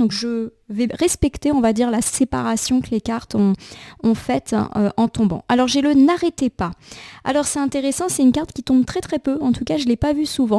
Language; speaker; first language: French; native; French